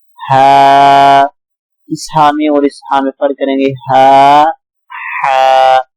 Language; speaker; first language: Urdu; native; Urdu